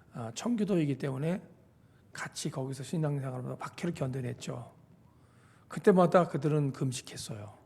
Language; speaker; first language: Korean; native; Korean